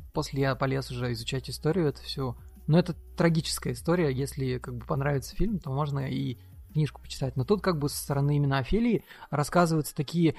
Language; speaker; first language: Russian; native; Russian